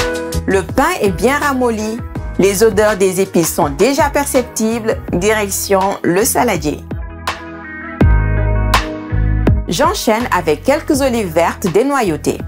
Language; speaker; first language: French; native; French